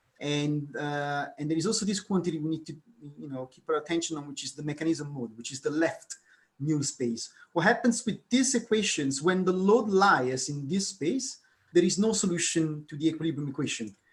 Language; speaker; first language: English; non-native, fluent; Italian